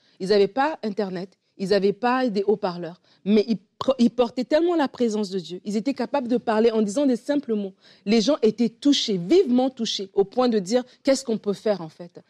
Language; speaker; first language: French; native; French